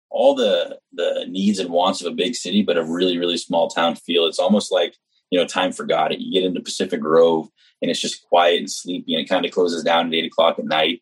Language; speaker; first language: English; native; English